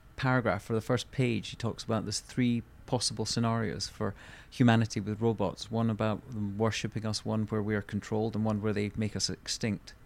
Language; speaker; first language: English; native; English